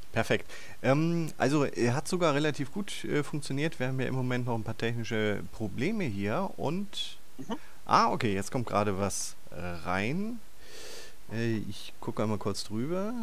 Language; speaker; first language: German; native; German